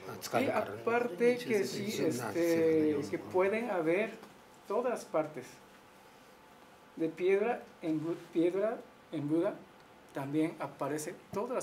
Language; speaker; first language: Spanish; non-native, learner; Japanese